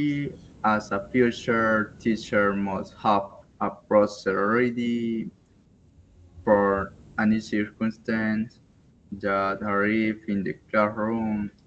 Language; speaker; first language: English; non-native, learner; Spanish